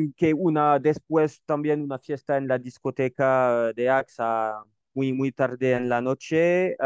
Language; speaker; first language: Spanish; non-native, learner; French